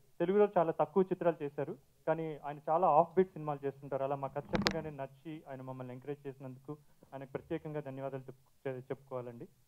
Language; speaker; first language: Telugu; native; Telugu